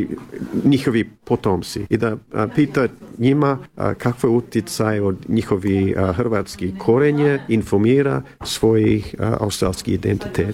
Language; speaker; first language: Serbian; early bilingual, heritage; Serbian